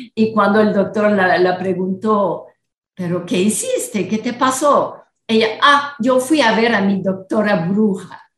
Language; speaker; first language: Spanish; non-native, fluent; French